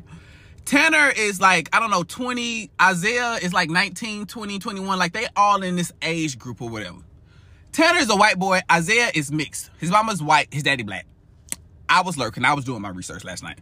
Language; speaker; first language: English; native; English